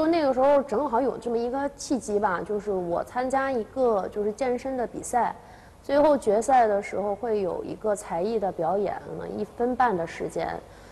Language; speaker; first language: Chinese; native; Chinese